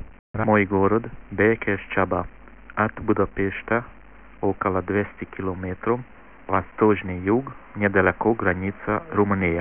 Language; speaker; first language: Russian; non-native, learner; Hungarian